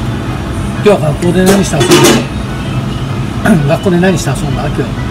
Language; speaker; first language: Japanese; native; Japanese